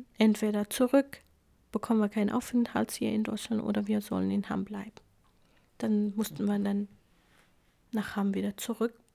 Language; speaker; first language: German; non-native, fluent; Kurdish